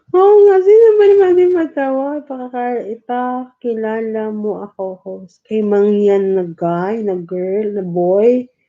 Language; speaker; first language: Filipino; non-native, local second language; Cebuano